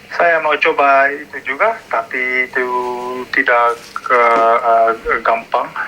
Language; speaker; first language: Indonesian; non-native, learner; Dutch